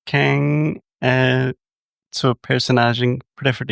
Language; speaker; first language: Portuguese; non-native, fluent; English